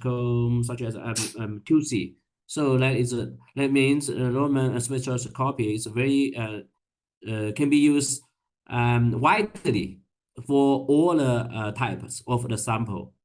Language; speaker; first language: English; non-native, learner; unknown